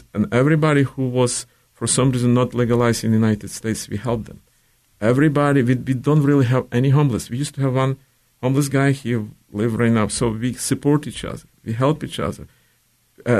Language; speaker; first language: English; non-native, fluent; Ukrainian